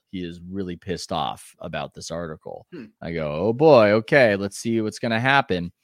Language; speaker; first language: English; native; English